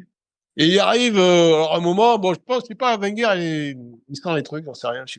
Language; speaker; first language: French; native; French